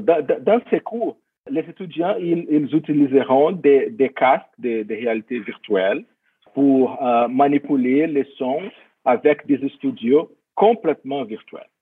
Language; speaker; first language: French; non-native, fluent; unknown